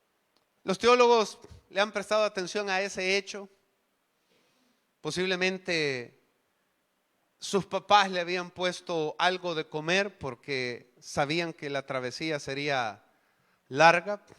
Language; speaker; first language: Spanish; native; Spanish